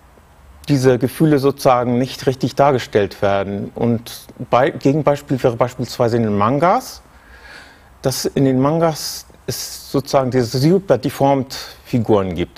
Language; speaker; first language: German; native; German